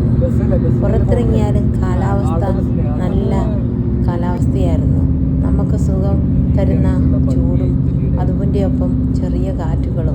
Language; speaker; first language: Malayalam; native; Malayalam